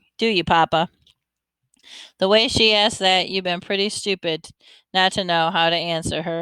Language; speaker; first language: English; native; English